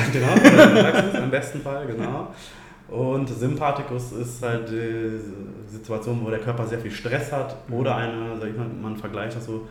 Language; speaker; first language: German; native; German